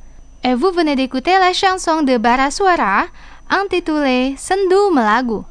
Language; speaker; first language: French; non-native, fluent; Indonesian